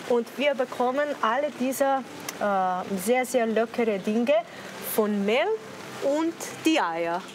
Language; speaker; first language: German; non-native, fluent; Slovenian